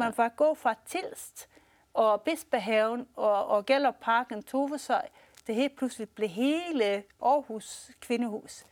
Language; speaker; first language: Danish; early bilingual, heritage; Swedish